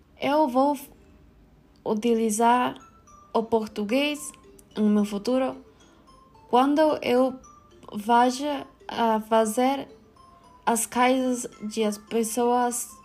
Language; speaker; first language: Portuguese; non-native, learner; Spanish